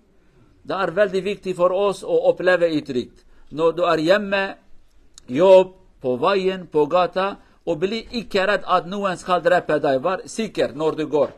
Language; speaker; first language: Norwegian; non-native, fluent; Kurdish